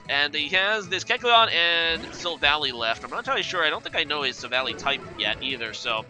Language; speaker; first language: English; native; English